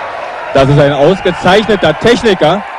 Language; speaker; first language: German; native; German